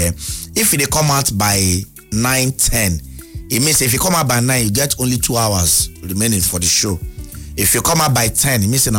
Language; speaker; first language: English; non-native, local second language; Igbo